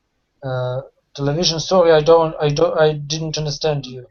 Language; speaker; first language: English; non-native, learner; Russian